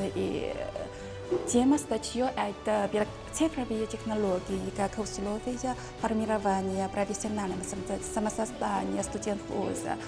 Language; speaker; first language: Russian; non-native, local second language; Kyrgyz